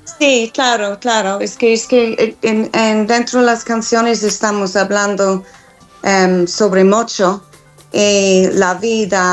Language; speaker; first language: Spanish; non-native, fluent; English